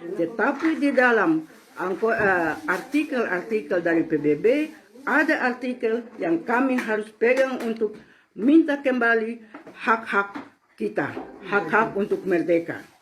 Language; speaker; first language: Indonesian; non-native, local second language; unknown